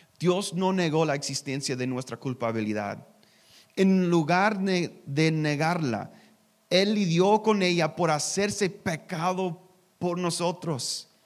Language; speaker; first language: Spanish; non-native, learner; English